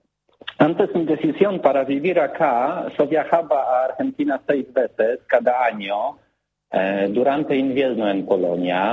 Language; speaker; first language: Spanish; non-native, learner; Polish